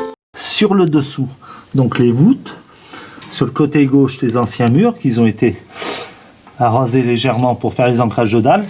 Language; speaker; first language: French; native; French